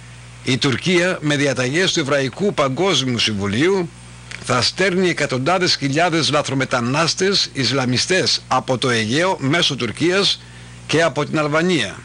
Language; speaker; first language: Greek; native; Greek